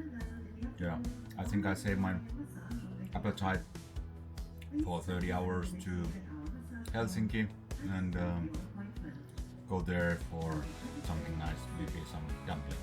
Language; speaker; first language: English; non-native, fluent; Finnish